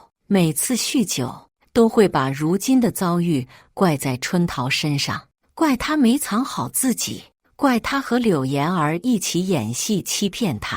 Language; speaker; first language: Chinese; native; Chinese